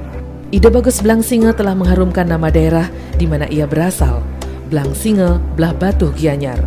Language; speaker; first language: Indonesian; native; Indonesian